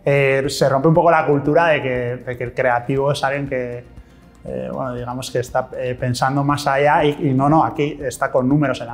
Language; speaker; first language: Spanish; native; Spanish